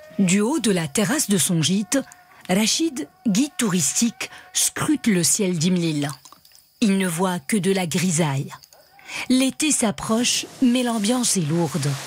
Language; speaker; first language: French; non-native, local second language; Arabic